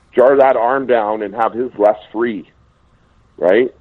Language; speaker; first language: English; native; English